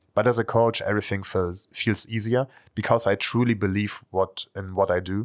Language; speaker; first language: English; non-native, fluent; German